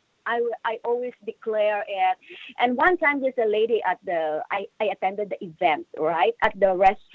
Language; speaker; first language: English; non-native, local second language; Filipino